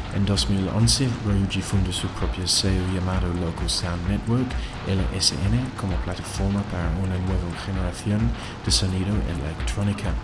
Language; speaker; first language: Spanish; native; Spanish